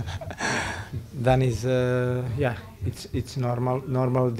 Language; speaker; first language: Dutch; non-native, learner; Serbian